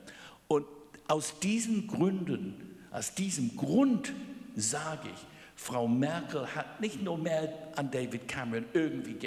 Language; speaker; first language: German; non-native, fluent; English